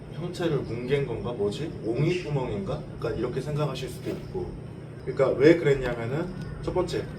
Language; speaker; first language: Korean; native; Korean